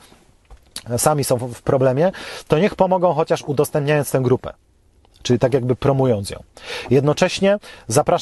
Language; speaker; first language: Polish; native; Polish